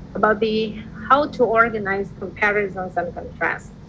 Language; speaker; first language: English; non-native, fluent; Indonesian